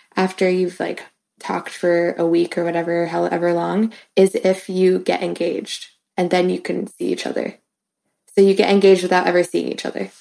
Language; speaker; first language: English; native; English